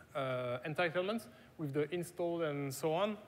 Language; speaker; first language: English; non-native, fluent; German